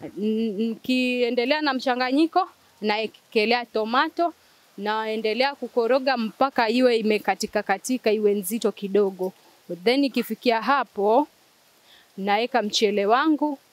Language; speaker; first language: Swahili; native; Swahili